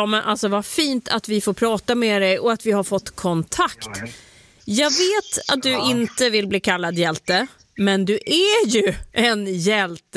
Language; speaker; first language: Swedish; native; Swedish